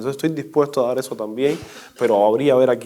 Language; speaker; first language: Spanish; native; Spanish